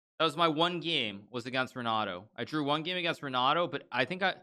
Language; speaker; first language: English; native; English